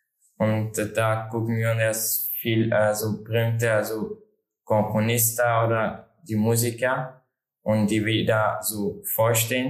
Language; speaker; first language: German; non-native, learner; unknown